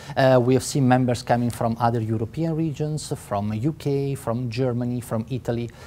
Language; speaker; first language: English; non-native, fluent; Italian